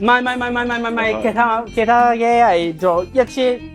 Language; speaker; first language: Cantonese; non-native, learner; Italian